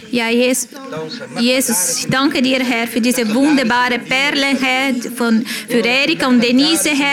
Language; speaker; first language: German; non-native, fluent; Portuguese